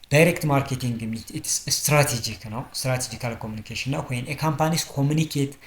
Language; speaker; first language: English; non-native, local second language; Amharic